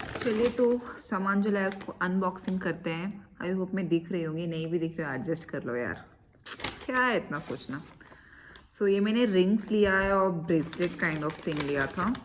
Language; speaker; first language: Hindi; non-native, local second language; Kannada